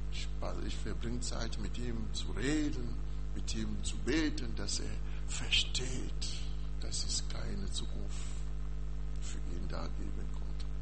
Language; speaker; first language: German; non-native, learner; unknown